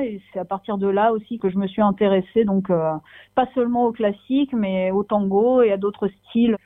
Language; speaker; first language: French; native; French